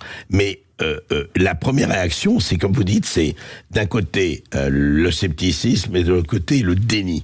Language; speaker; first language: French; native; French